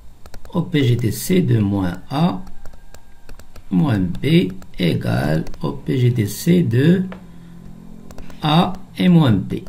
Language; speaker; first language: French; non-native, local second language; Arabic